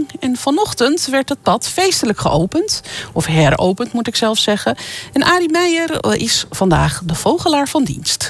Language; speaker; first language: Dutch; native; Dutch